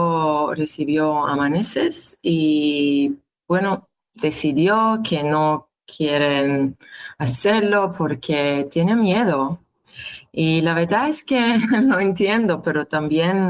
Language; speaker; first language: Spanish; non-native, learner; Hebrew